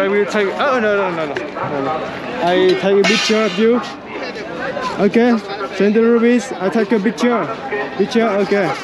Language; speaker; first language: English; non-native, learner; Vietnamese